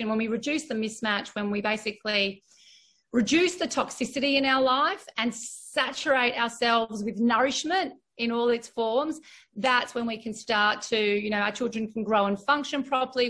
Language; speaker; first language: English; native; English